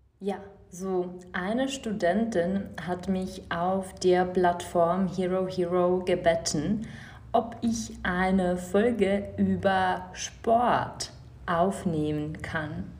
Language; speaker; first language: German; non-native, fluent; Czech